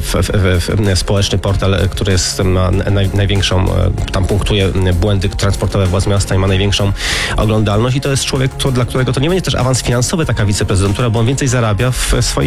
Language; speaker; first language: Polish; native; Polish